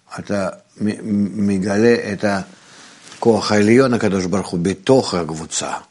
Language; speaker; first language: Hebrew; non-native, fluent; Russian